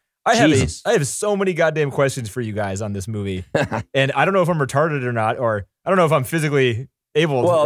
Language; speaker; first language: English; native; English